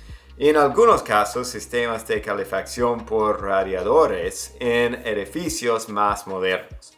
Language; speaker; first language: Spanish; non-native, fluent; English